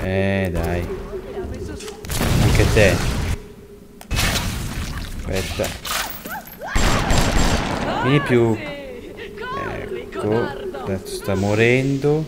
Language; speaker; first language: Italian; native; Italian